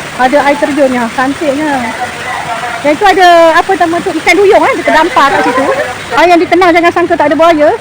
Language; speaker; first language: Malay; native; Malay